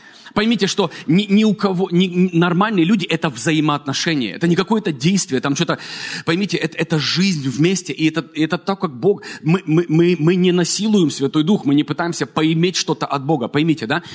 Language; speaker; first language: Russian; native; Russian